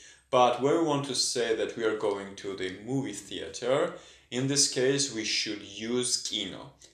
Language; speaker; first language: English; non-native, fluent; Georgian